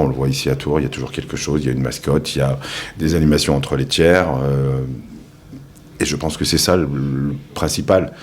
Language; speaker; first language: French; native; French